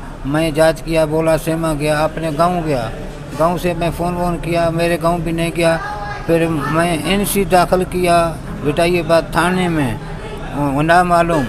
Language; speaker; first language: Hindi; non-native, local second language; Baluchi